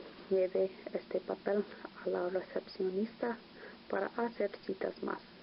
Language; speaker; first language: Spanish; non-native, learner; English